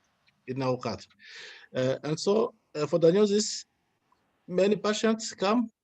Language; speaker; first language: English; non-native, learner; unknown